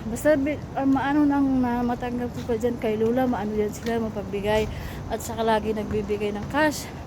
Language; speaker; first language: Filipino; non-native, local second language; Cebuano